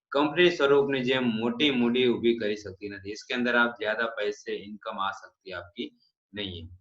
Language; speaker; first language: Hindi; non-native, local second language; Gujarati